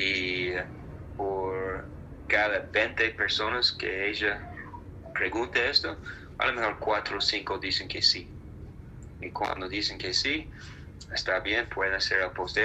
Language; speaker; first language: Spanish; non-native, fluent; English